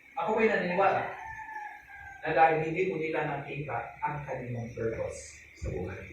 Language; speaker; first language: Filipino; non-native, local second language; Hiligaynon